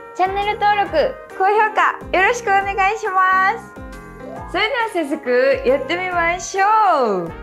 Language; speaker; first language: Japanese; native; Japanese